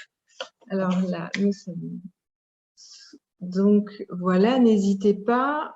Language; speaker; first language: French; native; French